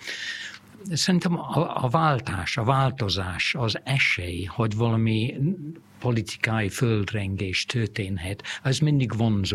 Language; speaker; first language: Hungarian; non-native, fluent; English